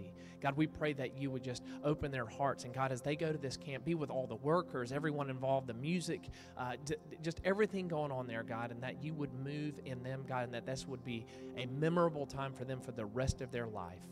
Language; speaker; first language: English; native; English